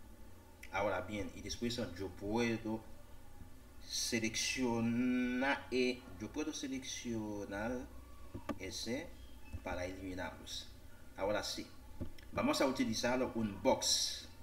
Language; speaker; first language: Spanish; non-native, learner; Haitian Creole